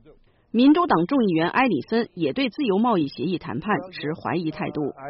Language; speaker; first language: Chinese; native; Chinese